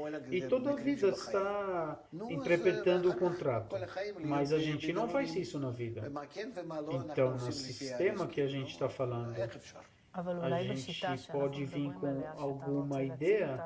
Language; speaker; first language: Portuguese; non-native, fluent; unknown